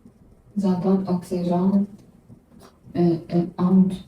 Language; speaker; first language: French; non-native, learner; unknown